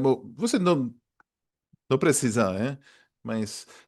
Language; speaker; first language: Portuguese; non-native, fluent; French